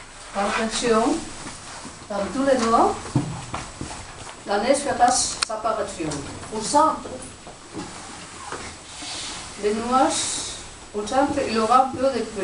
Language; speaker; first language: French; non-native, learner; Spanish